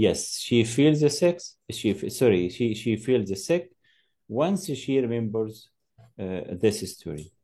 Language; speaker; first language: English; non-native, fluent; Arabic